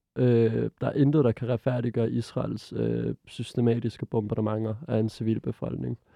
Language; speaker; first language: Danish; early bilingual, other home language; Arabic